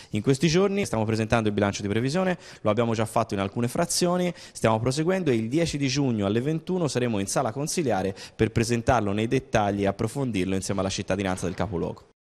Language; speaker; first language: Italian; native; Italian